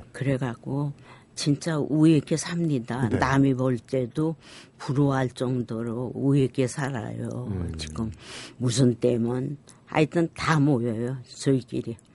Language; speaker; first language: Korean; native; Korean